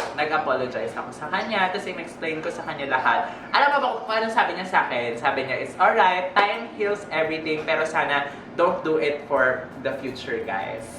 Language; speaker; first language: Filipino; native; Filipino